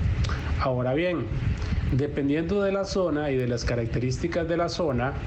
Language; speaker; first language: Spanish; native; Spanish